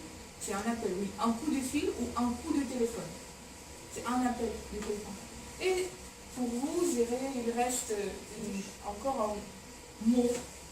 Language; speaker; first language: French; non-native, fluent; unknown